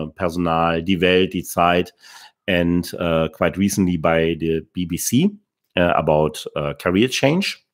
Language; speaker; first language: English; non-native, fluent; German